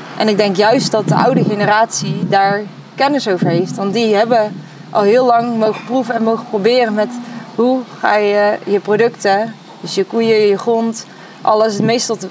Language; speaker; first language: Dutch; native; Dutch